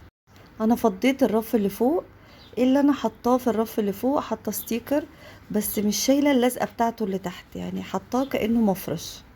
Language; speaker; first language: Arabic; native; Arabic